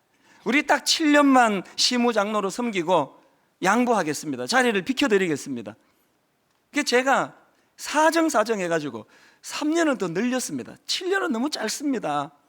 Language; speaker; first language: Korean; native; Korean